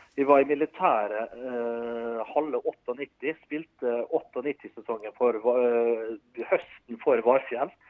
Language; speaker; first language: Norwegian; early bilingual, other home language; Dutch